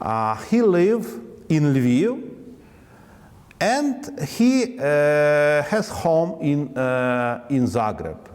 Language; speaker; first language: English; non-native, learner; Ukrainian